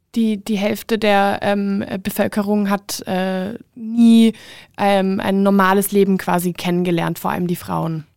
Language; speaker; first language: German; native; German